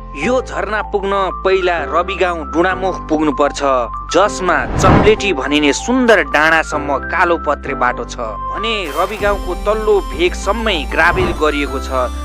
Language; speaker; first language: Nepali; native; Nepali